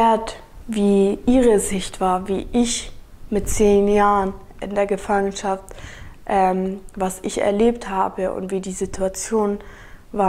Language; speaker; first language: German; early bilingual, other home language; Kurdish